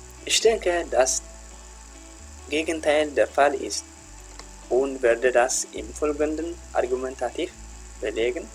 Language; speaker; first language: German; non-native, fluent; Tigrinya